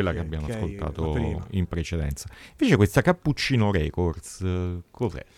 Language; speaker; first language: Italian; native; Italian